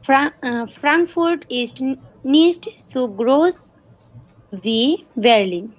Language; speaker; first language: German; non-native, learner; Bangla